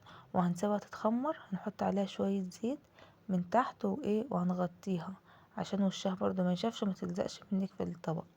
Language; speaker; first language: Arabic; native; Arabic